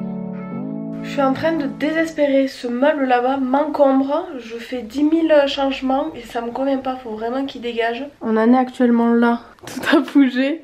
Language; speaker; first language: French; native; French